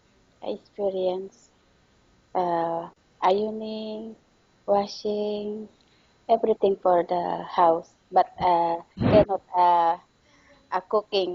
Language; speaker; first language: English; non-native, learner; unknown